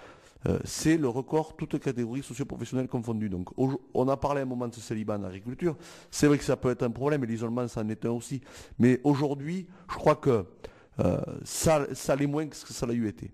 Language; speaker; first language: French; native; French